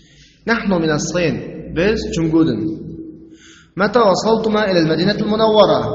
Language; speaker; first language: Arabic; non-native, fluent; Uyghur